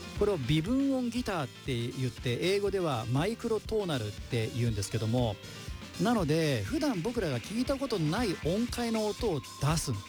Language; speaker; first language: Japanese; native; Japanese